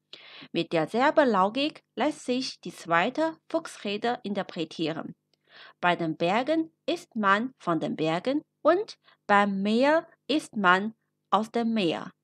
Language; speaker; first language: German; non-native, fluent; Chinese